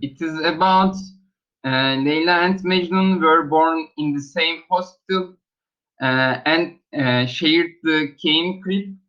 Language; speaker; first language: English; non-native, learner; Turkish